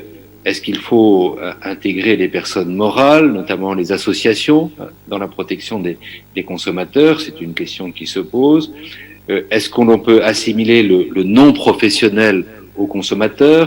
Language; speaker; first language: French; native; French